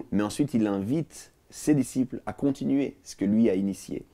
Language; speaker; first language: French; native; French